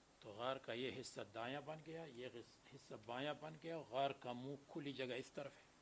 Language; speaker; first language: Urdu; non-native, fluent; Gujarati